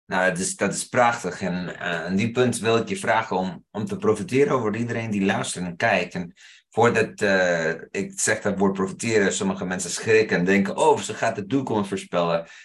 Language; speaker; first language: Dutch; non-native, fluent; English